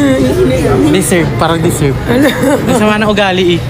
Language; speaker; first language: Filipino; native; Filipino